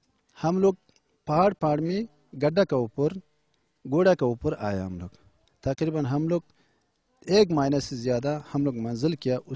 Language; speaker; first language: Hindi; non-native, learner; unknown